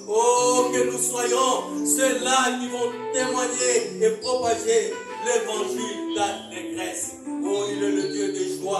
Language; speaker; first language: French; non-native, local second language; Lingala